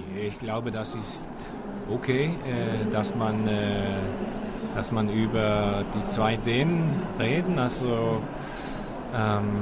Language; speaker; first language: German; non-native, learner; Danish